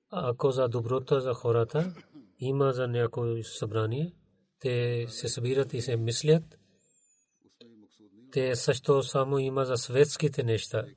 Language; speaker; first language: Bulgarian; non-native, learner; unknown